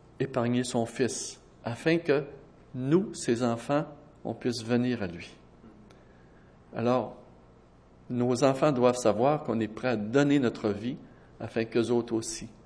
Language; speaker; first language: French; native; French